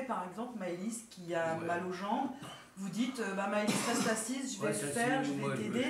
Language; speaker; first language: French; native; French